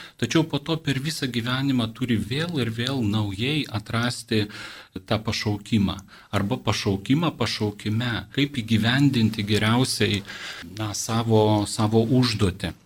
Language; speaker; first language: Lithuanian; non-native, local second language; Polish